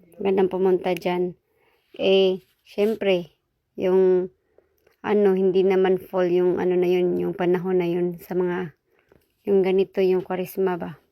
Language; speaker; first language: Filipino; non-native, local second language; Cebuano